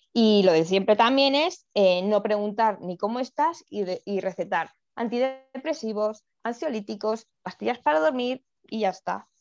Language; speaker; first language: Spanish; native; Spanish